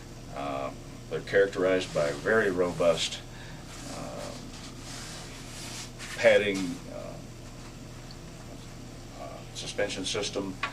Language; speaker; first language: English; native; English